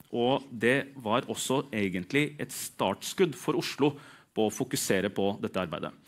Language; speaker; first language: Norwegian; early bilingual, other home language; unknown